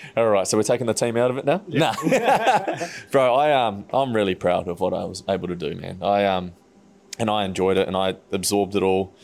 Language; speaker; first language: English; native; English